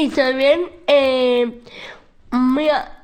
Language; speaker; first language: Spanish; non-native, local second language; Basque